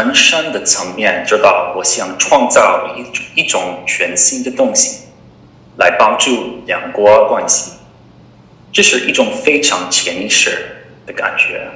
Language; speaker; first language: Chinese; non-native, fluent; English